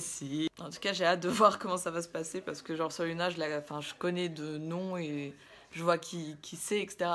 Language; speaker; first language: French; early bilingual, other home language; Russian